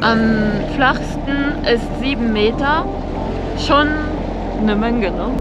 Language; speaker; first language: German; non-native, fluent; Japanese